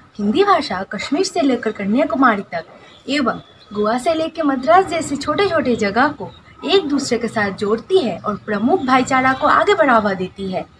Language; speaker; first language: Hindi; non-native, local second language; Bangla